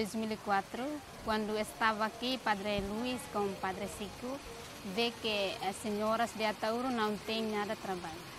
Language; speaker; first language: Portuguese; non-native, learner; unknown